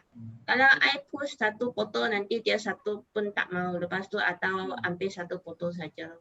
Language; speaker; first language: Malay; non-native, local second language; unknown